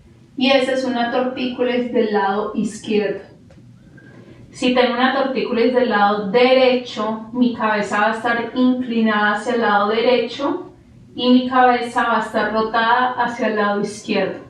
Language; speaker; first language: Spanish; native; Spanish